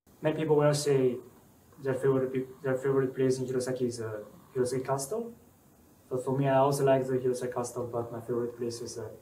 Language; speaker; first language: English; non-native, learner; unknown